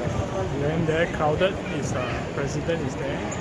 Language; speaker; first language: English; non-native, local second language; Chinese